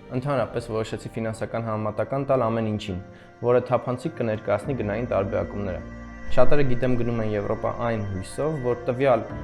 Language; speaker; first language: Armenian; native; Armenian